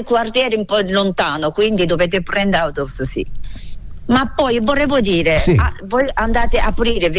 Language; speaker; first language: Italian; non-native, learner; Japanese